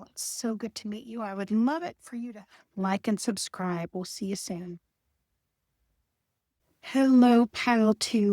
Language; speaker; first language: English; native; English